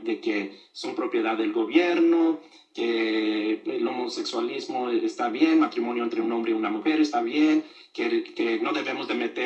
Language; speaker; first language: Spanish; early bilingual, other home language; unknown